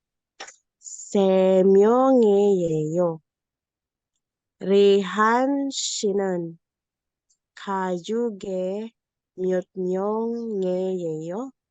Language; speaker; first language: Korean; non-native, learner; Filipino